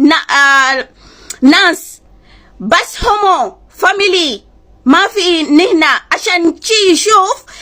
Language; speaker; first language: Arabic; non-native, learner; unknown